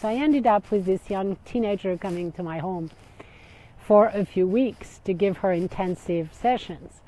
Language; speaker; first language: English; non-native, fluent; French